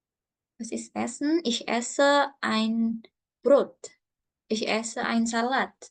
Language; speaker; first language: German; non-native, fluent; Indonesian